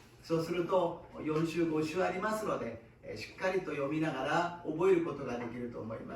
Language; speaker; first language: Japanese; non-native, fluent; Korean